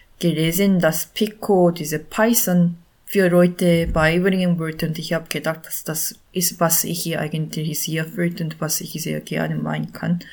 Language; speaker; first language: German; non-native, learner; Korean